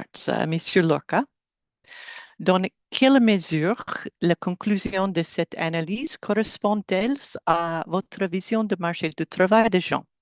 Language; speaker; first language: French; non-native, learner; English